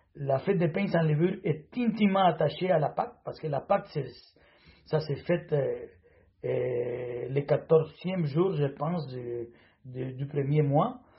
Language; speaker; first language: French; non-native, fluent; Spanish